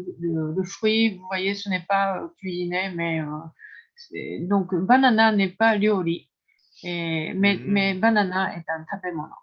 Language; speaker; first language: French; non-native, fluent; Japanese